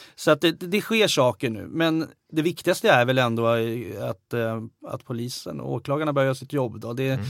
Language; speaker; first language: Swedish; native; Swedish